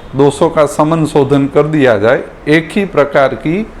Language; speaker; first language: Hindi; non-native, local second language; Gujarati